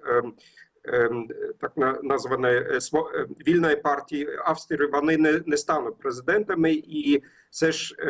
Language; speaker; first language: Ukrainian; non-native, learner; German